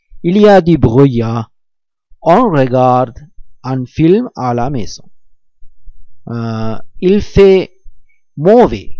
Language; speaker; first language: French; non-native, fluent; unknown